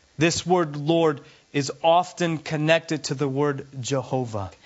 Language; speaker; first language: English; native; English